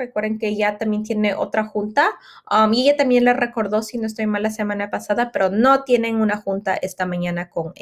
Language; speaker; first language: Spanish; early bilingual, heritage; Spanish